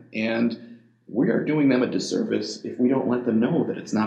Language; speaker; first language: English; native; English